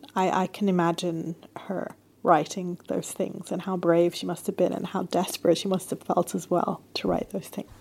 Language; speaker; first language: English; native; English